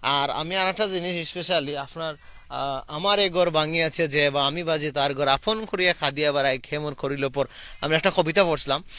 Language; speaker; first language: Bangla; native; Bangla